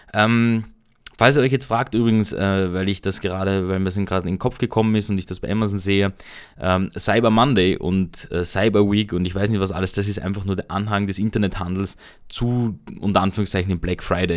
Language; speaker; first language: German; native; German